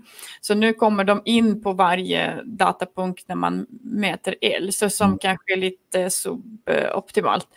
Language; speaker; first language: Swedish; non-native, fluent; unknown